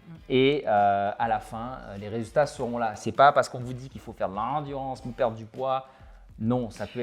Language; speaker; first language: French; native; French